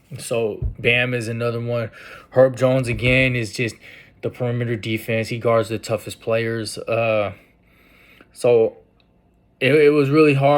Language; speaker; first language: English; native; English